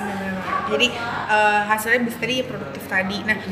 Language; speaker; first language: Indonesian; native; Indonesian